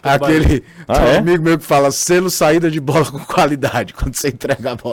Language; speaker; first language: Portuguese; native; Portuguese